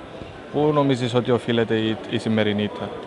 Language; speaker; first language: Greek; native; Greek